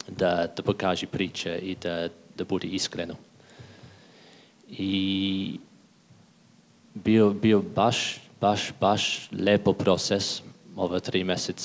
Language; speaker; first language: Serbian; non-native, learner; English